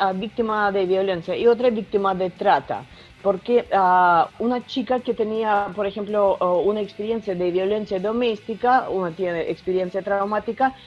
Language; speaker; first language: Spanish; non-native, learner; Russian